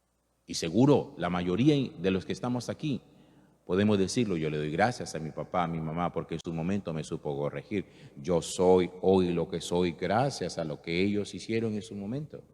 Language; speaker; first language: Spanish; native; Spanish